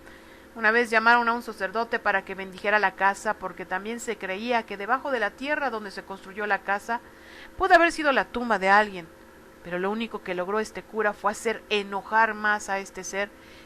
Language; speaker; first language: Spanish; native; Spanish